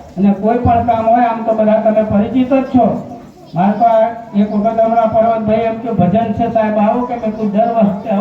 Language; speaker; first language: Gujarati; non-native, local second language; Rathawi